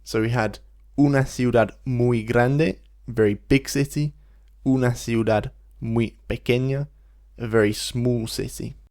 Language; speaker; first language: Spanish; non-native, fluent; English